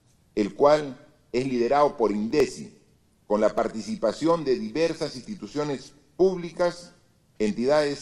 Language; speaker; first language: Spanish; native; Spanish